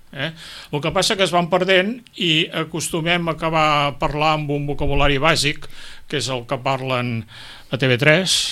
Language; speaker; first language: Catalan; native; Catalan